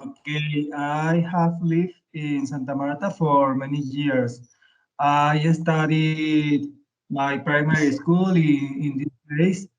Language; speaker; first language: English; non-native, learner; Spanish